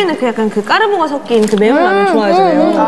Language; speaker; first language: Korean; native; Korean